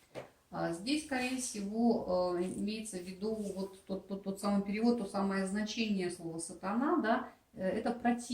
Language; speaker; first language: Russian; native; Russian